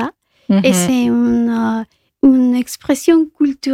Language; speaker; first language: French; non-native, fluent; Spanish